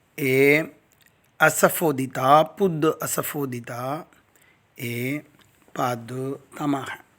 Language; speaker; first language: French; non-native, learner; Tamil